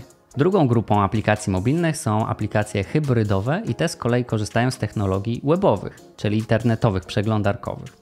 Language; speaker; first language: Polish; native; Polish